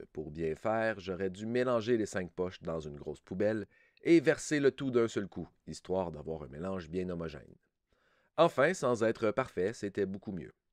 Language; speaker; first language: French; native; French